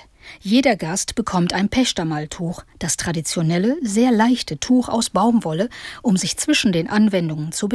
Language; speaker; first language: German; native; German